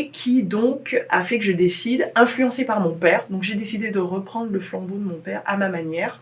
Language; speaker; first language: French; native; French